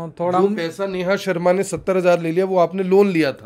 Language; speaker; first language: Hindi; native; Hindi